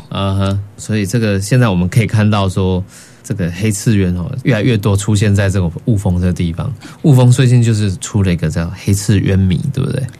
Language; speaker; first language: Chinese; native; Chinese